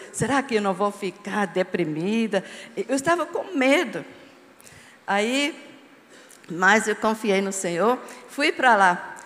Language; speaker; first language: Portuguese; non-native, fluent; English